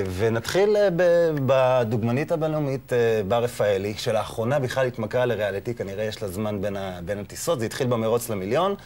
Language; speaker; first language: Hebrew; native; Hebrew